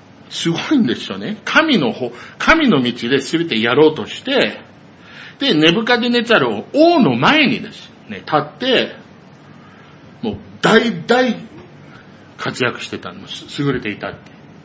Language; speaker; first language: Japanese; non-native, fluent; English